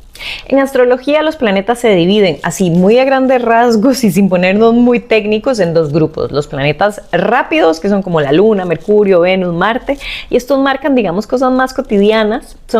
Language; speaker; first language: Spanish; native; Spanish